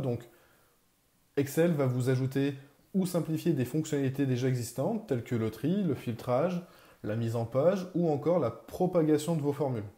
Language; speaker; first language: French; native; French